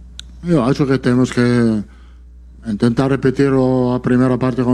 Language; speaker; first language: Portuguese; non-native, fluent; Italian